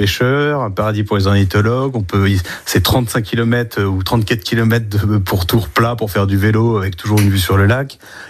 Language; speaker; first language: French; native; French